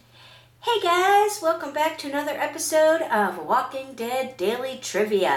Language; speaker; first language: English; native; English